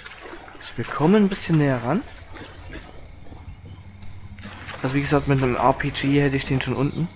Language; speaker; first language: German; native; German